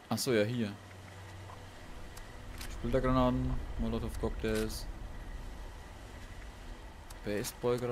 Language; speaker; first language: German; native; German